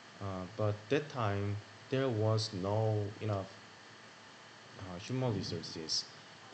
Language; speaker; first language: English; non-native, learner; Korean